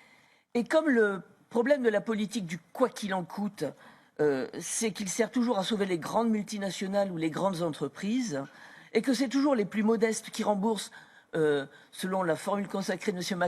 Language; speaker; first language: French; native; French